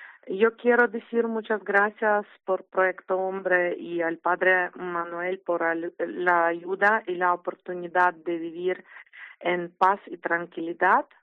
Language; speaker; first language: Spanish; non-native, learner; Ukrainian